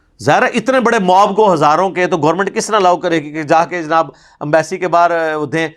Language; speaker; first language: Urdu; non-native, local second language; Punjabi